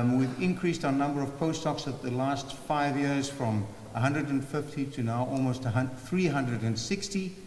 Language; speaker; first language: English; non-native, local second language; Afrikaans